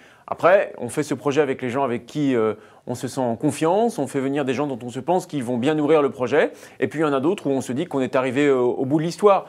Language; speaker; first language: French; native; French